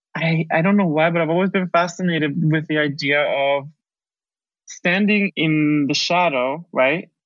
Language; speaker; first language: English; early bilingual, other home language; Spanish